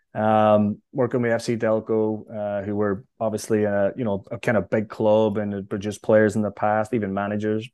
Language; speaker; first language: English; native; English